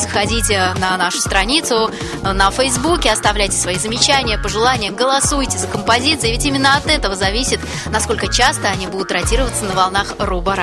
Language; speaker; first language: Russian; native; Russian